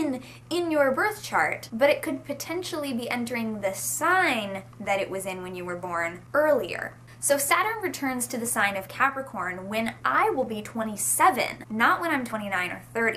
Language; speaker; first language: English; native; English